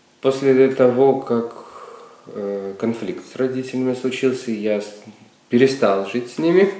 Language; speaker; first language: Russian; native; Russian